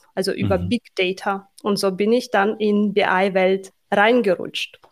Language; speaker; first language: German; non-native, fluent; Russian